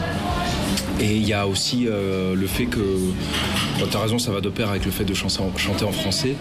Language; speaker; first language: French; native; French